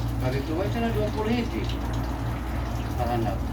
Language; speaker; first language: Indonesian; non-native, local second language; Sundanese